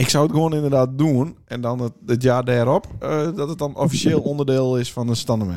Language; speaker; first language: Dutch; native; Dutch